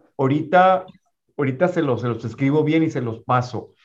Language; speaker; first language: Spanish; native; Spanish